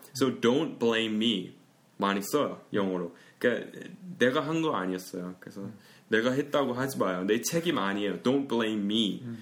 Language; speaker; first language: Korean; early bilingual, heritage; Korean